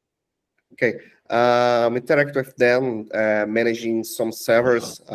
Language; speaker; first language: English; non-native, learner; Portuguese